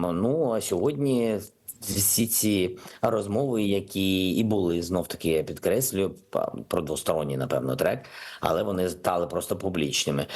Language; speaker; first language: Ukrainian; non-native, local second language; Russian